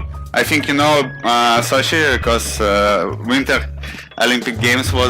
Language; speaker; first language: English; non-native, learner; Russian